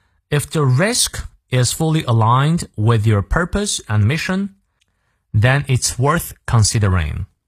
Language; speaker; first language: English; non-native, fluent; Chinese